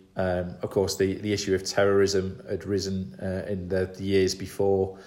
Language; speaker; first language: English; native; English